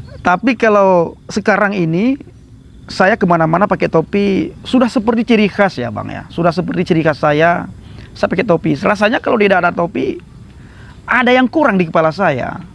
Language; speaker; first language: Indonesian; non-native, local second language; Achinese